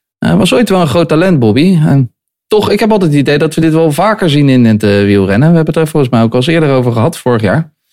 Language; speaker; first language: Dutch; native; Dutch